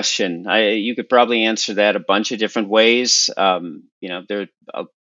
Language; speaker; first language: English; native; English